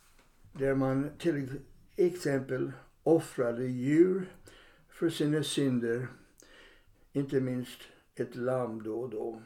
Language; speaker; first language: Swedish; non-native, fluent; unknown